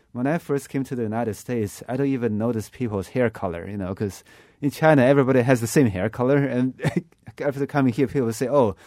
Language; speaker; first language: English; non-native, fluent; Chinese